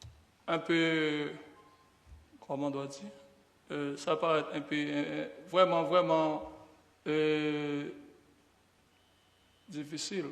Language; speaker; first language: French; non-native, local second language; Haitian Creole